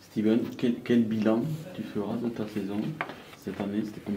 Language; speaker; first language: French; native; French